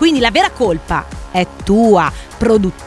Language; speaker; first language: Italian; native; Italian